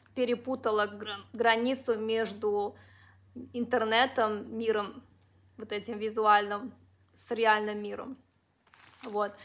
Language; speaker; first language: Russian; non-native, local second language; Uzbek